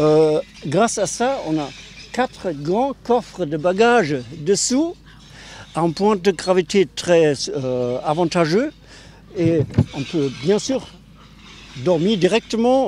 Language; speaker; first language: French; non-native, fluent; German